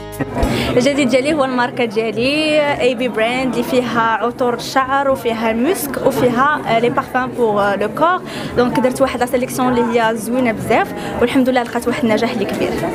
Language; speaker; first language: Arabic; native; Arabic